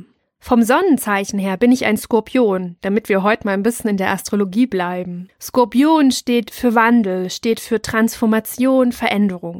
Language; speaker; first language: German; native; German